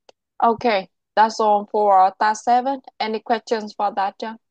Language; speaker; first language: English; non-native, local second language; Vietnamese